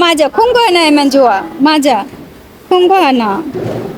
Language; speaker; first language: Korean; non-native, learner; Bangla